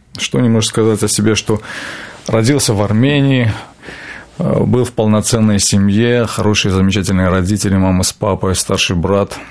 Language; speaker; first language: Russian; non-native, local second language; Armenian